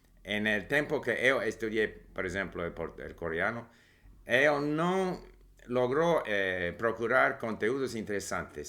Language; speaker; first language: Portuguese; non-native, learner; English